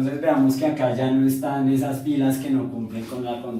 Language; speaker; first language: Spanish; native; Spanish